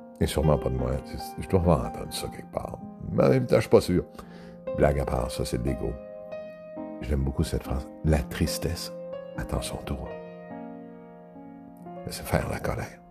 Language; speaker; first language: French; native; French